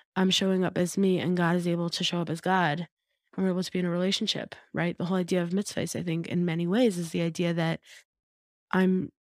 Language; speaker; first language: English; native; English